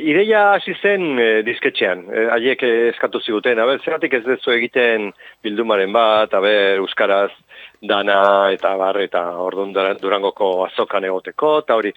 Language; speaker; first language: Basque; non-native, local second language; Spanish